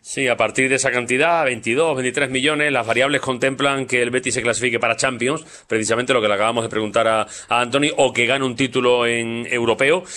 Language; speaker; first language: Spanish; native; Spanish